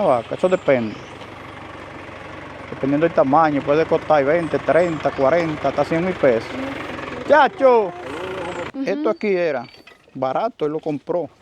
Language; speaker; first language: Spanish; native; Spanish